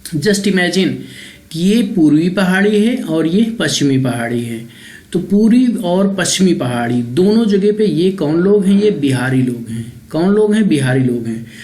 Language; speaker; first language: Hindi; native; Hindi